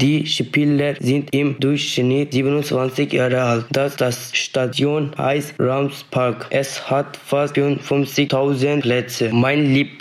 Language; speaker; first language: German; non-native, learner; Turkish